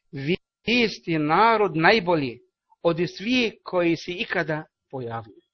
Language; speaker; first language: Bosnian; non-native, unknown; Arabic